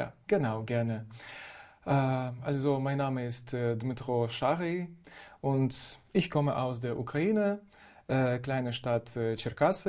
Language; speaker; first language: German; non-native, fluent; Ukrainian